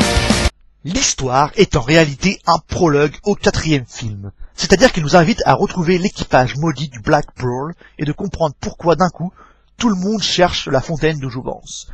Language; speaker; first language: French; native; French